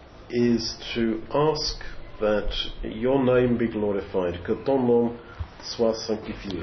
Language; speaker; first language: French; non-native, learner; English